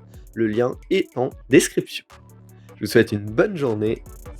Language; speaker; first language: French; native; French